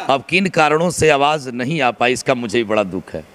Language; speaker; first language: Hindi; native; Hindi